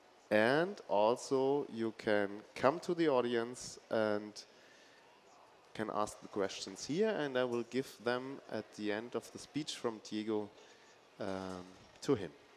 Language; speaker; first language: English; non-native, fluent; German